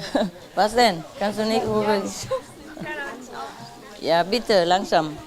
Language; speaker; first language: German; non-native, learner; Vietnamese